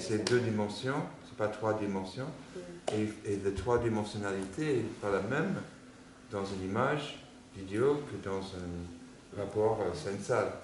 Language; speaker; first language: French; non-native, fluent; English